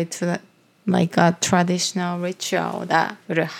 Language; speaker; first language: English; non-native, fluent; Japanese